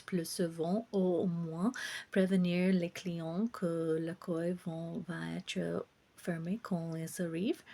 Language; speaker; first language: French; non-native, fluent; English